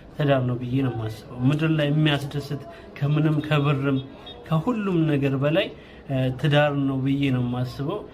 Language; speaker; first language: Amharic; non-native, local second language; Oromo